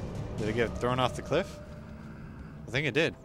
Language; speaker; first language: English; native; English